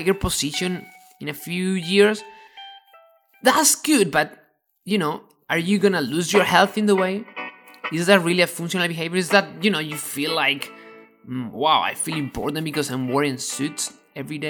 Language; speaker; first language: English; non-native, fluent; Spanish